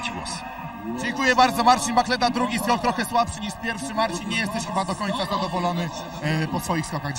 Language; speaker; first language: Polish; native; Polish